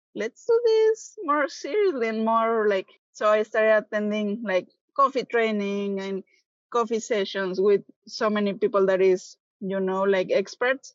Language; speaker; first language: English; non-native, fluent; Spanish